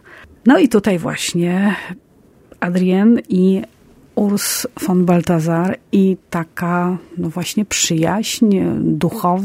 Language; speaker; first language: Polish; native; Polish